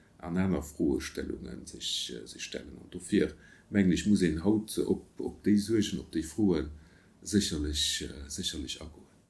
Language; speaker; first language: Luxembourgish; native; Luxembourgish